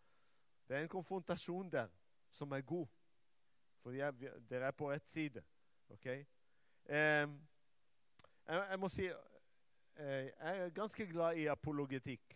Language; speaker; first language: Swedish; non-native, fluent; Hebrew